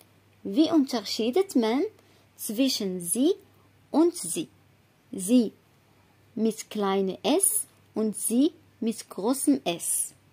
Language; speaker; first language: German; non-native, fluent; Arabic